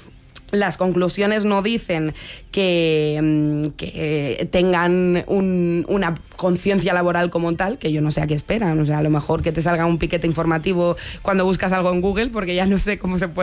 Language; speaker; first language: Spanish; native; Spanish